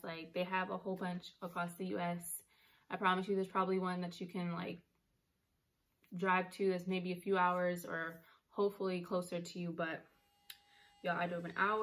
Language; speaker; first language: English; native; English